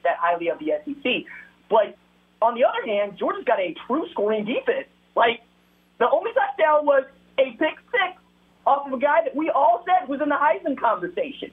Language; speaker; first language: English; native; English